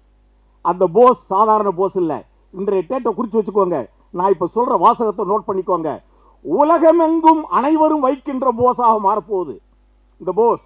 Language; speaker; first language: Tamil; native; Tamil